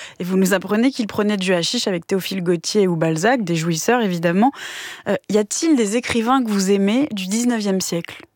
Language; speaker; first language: French; native; French